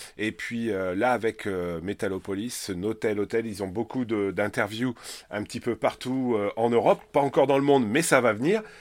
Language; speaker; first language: French; native; French